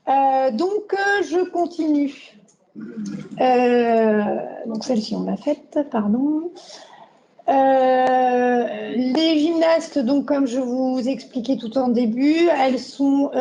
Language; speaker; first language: French; native; French